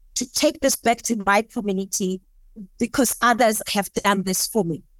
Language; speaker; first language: English; non-native, local second language; Southern Sotho